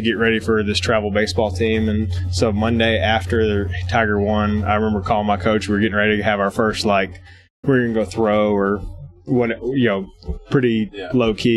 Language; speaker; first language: English; native; English